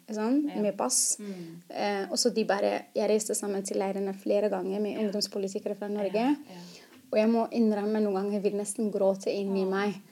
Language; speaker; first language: Norwegian; non-native, fluent; Arabic